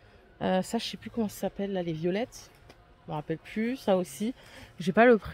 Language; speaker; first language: French; native; French